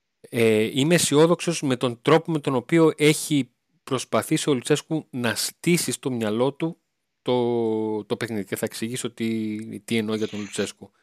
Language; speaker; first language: Greek; native; Greek